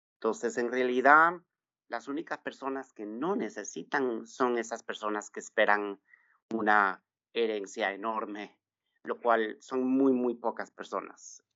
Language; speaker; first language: Spanish; native; Spanish